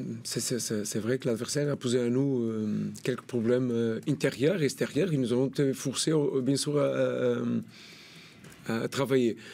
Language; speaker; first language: French; non-native, learner; Portuguese